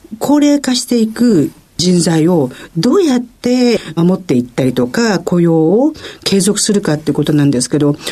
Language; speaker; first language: Japanese; native; Japanese